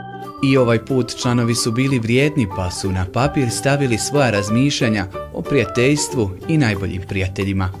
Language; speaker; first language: Croatian; native; Croatian